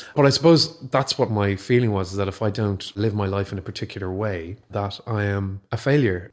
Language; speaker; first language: English; native; English